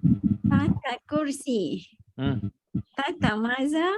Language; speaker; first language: Arabic; non-native, learner; Malay